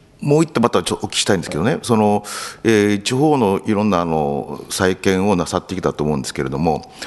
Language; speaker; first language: Japanese; native; Japanese